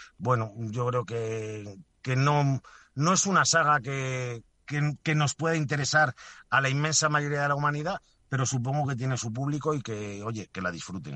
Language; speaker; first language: Spanish; native; Spanish